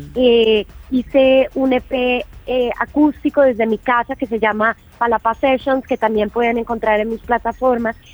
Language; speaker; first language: Spanish; native; Spanish